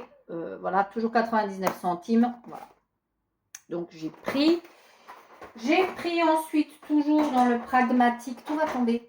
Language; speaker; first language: French; native; French